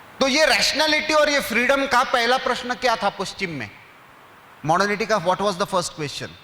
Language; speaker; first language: Hindi; non-native, local second language; Marathi